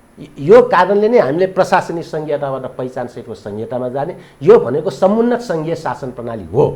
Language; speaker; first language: Nepali; non-native, local second language; Newari